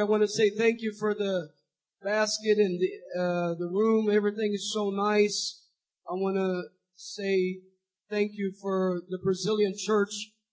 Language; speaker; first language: English; non-native, fluent; Portuguese